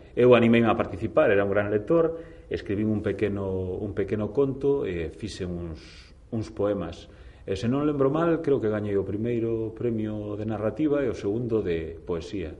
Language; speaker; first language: Galician; non-native, local second language; Spanish